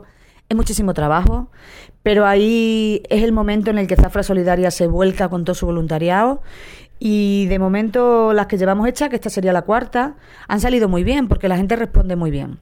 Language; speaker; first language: Spanish; native; Spanish